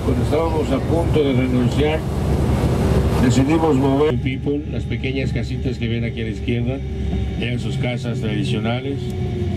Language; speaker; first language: Spanish; native; Spanish